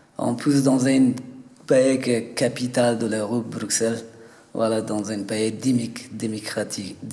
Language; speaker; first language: French; non-native, learner; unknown